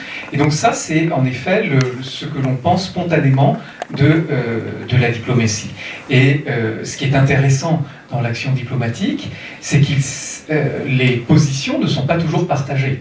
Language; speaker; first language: French; native; French